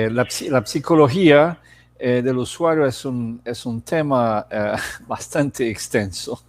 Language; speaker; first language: Spanish; non-native, fluent; Portuguese